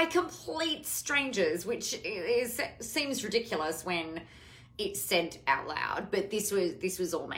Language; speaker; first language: English; native; English